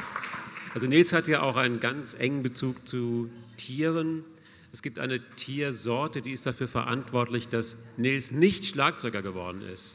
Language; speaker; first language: German; native; German